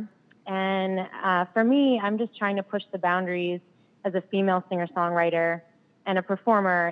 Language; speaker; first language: English; native; English